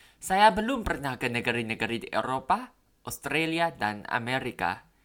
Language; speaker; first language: Indonesian; non-native, learner; Thai